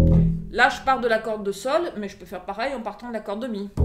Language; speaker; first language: French; native; French